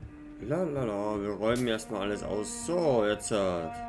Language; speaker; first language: German; native; German